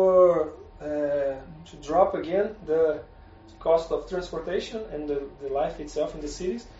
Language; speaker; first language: English; non-native, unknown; Portuguese